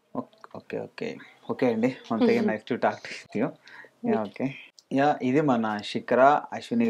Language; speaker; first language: Telugu; native; Telugu